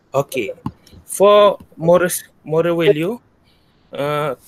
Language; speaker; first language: English; non-native, local second language; Malay